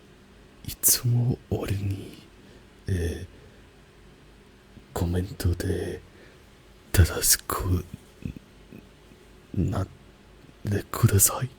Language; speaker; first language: Japanese; non-native, learner; German